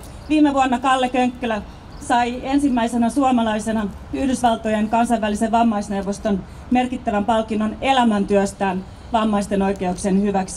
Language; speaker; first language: Finnish; native; Finnish